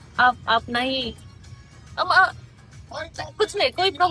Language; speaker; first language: Hindi; non-native, local second language; Kannada